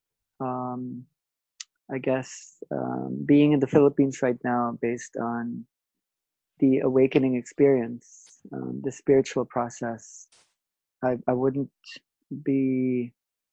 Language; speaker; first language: English; non-native, local second language; Filipino